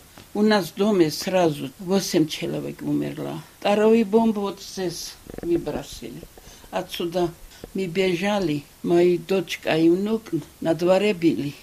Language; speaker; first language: Russian; non-native, local second language; Georgian